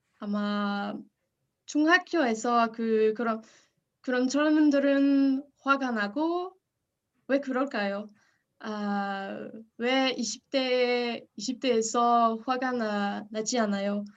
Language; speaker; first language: Korean; non-native, learner; French